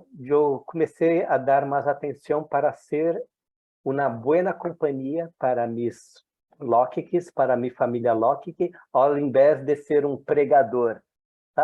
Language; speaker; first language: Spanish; non-native, fluent; Portuguese